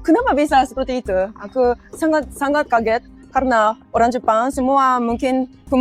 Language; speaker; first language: Indonesian; non-native, learner; Japanese